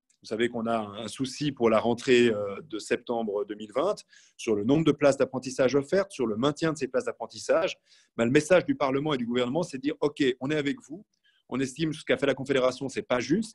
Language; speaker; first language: French; native; French